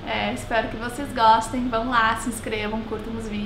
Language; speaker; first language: Portuguese; native; Portuguese